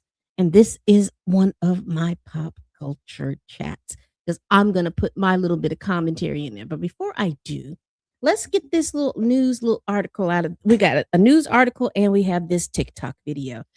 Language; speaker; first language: English; native; English